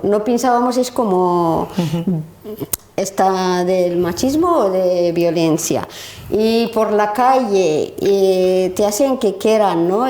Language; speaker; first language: Spanish; non-native, learner; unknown